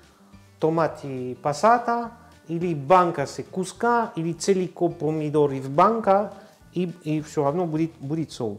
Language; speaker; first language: Russian; non-native, learner; French